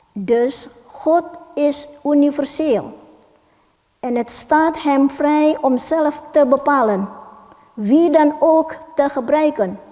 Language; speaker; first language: Dutch; non-native, fluent; Indonesian